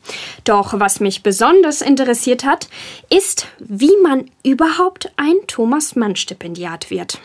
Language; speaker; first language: German; native; German